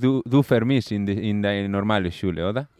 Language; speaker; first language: German; non-native, learner; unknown